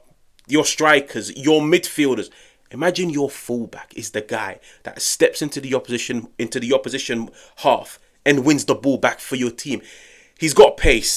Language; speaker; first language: English; native; English